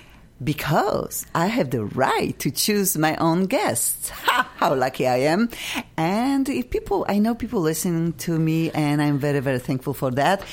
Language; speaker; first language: English; non-native, fluent; Polish